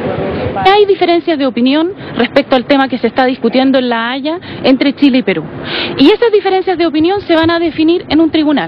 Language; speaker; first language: Spanish; native; Spanish